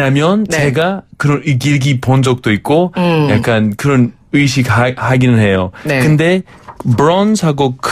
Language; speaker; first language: Korean; non-native, fluent; Greek